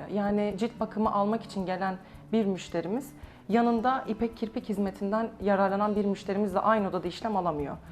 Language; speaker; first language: Turkish; native; Turkish